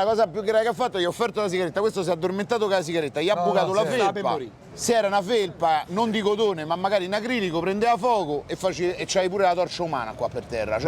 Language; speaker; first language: Italian; native; Italian